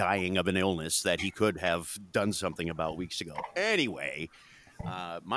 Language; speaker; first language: English; native; English